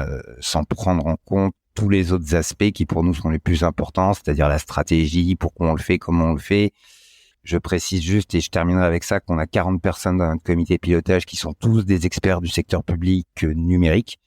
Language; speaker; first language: French; native; French